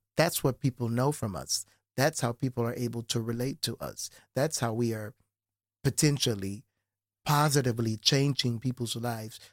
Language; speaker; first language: English; native; English